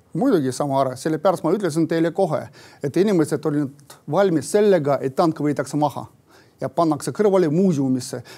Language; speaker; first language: Estonian; non-native, local second language; Russian